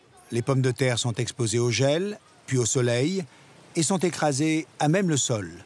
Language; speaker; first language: French; native; French